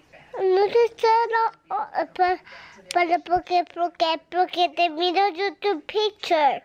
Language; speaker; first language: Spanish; early bilingual, heritage; Spanish